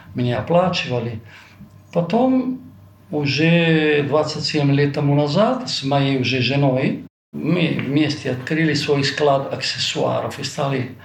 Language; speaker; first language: Russian; non-native, fluent; Italian